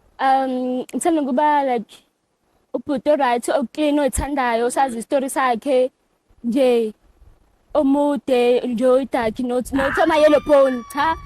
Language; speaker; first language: Zulu; native; Zulu